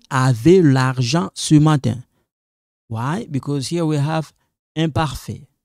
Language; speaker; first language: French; non-native, local second language; Lingala